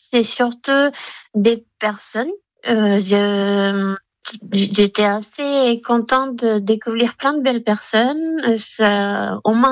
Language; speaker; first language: French; non-native, fluent; Japanese